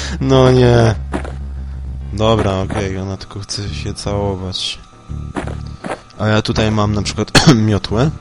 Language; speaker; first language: Polish; native; Polish